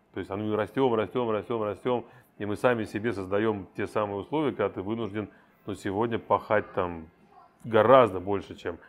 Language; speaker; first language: Russian; native; Russian